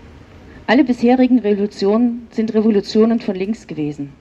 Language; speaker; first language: German; native; German